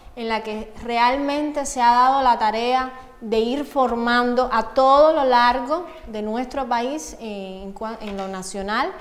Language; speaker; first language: Spanish; native; Spanish